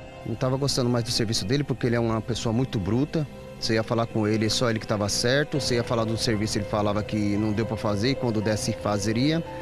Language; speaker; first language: Portuguese; native; Portuguese